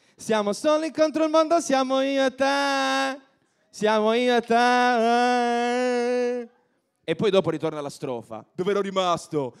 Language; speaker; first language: Italian; native; Italian